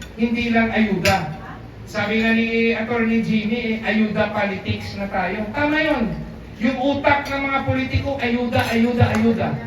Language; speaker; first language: Filipino; non-native, local second language; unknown